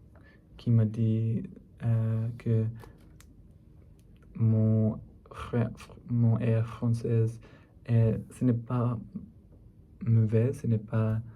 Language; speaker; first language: French; non-native, learner; English